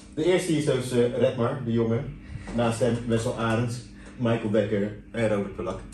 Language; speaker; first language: Dutch; native; Dutch